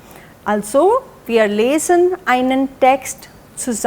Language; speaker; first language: German; non-native, fluent; Hindi